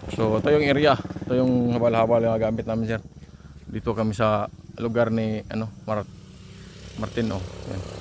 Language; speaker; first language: Filipino; non-native, local second language; Cebuano